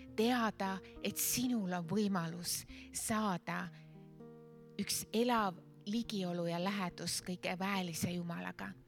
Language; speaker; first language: Estonian; native; Estonian